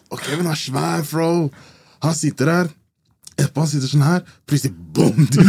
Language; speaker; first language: Norwegian; early bilingual, other home language; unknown